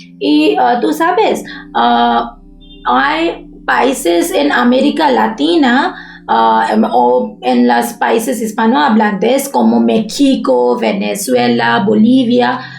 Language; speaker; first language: Spanish; non-native, learner; Bangla